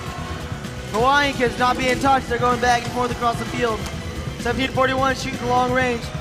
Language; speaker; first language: English; native; English